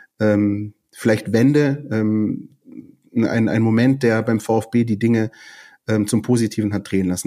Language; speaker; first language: German; native; German